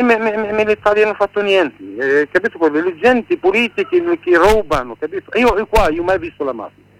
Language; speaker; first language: Italian; non-native, learner; Arabic